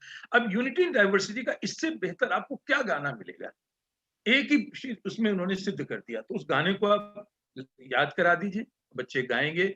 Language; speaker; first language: Hindi; native; Hindi